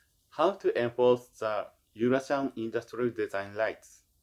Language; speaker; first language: English; non-native, fluent; Japanese